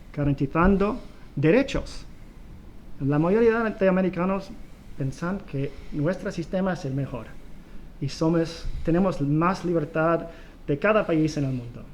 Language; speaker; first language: Spanish; non-native, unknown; English